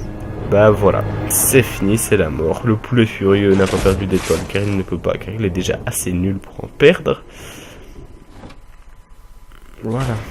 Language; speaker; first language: French; native; French